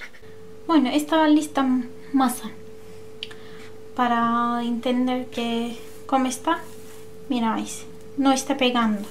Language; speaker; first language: Spanish; non-native, learner; Turkish